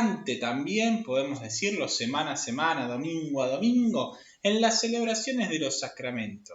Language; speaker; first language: Spanish; native; Spanish